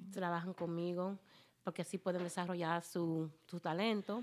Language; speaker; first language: Spanish; early bilingual, heritage; Spanish